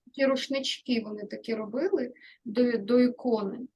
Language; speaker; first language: Ukrainian; native; Ukrainian